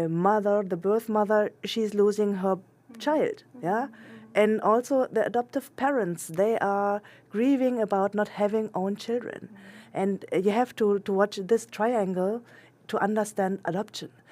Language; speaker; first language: English; non-native, local second language; German